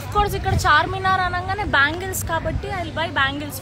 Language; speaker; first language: Telugu; native; Telugu